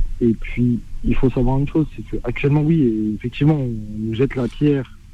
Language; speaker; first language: French; early bilingual, other home language; Arabic